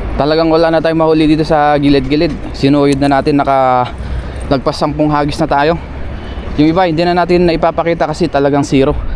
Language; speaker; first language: Filipino; native; Filipino